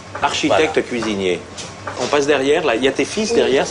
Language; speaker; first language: French; native; French